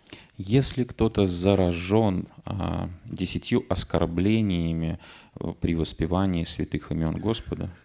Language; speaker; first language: Russian; native; Russian